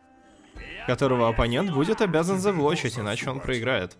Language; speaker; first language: Russian; native; Russian